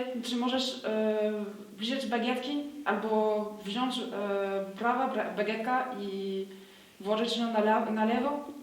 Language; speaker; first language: Polish; early bilingual, heritage; French